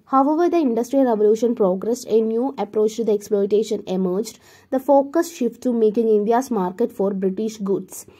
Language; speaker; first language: English; non-native, local second language; Malayalam